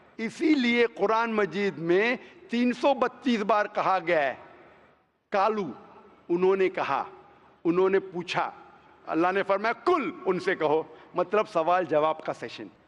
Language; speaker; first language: Hindi; non-native, local second language; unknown